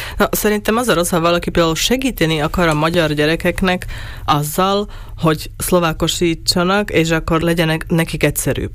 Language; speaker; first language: Hungarian; non-native, local second language; Slovak